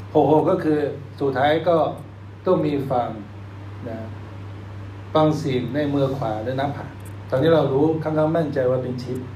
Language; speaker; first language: Thai; non-native, fluent; Chinese